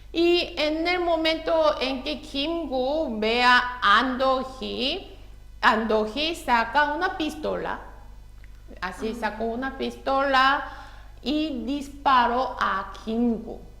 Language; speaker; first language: Spanish; non-native, fluent; Korean